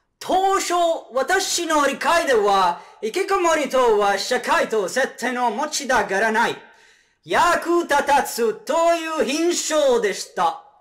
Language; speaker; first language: Japanese; non-native, fluent; Italian